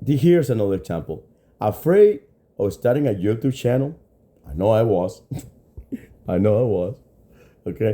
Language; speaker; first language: English; non-native, fluent; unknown